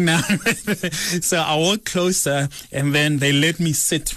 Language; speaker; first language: English; non-native, local second language; Zulu